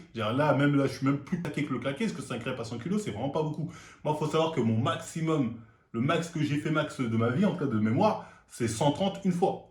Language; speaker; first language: French; native; French